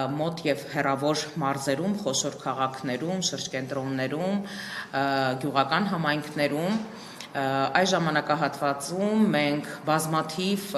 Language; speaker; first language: Armenian; native; Armenian